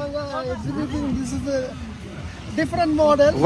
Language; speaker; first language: English; non-native, learner; Malayalam